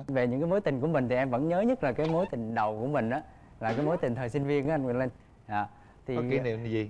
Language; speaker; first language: Vietnamese; native; Vietnamese